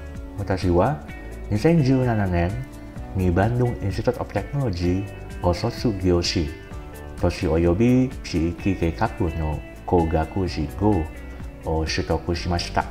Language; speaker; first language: Japanese; non-native, learner; Indonesian